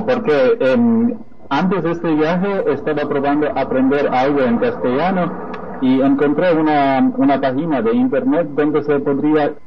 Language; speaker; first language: Spanish; non-native, fluent; Polish